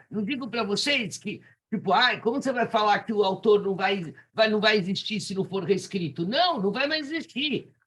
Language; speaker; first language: Portuguese; native; Portuguese